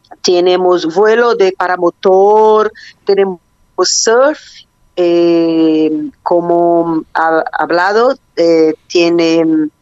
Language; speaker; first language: Spanish; non-native, learner; Portuguese